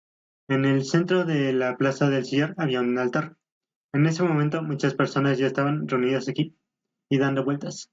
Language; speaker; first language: Spanish; native; Spanish